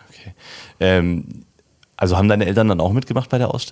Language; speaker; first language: German; native; German